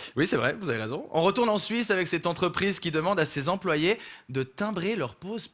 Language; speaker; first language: French; native; French